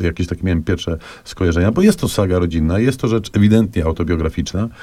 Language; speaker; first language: Polish; native; Polish